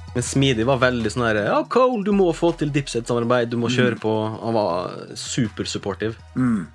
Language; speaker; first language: Norwegian; native; Norwegian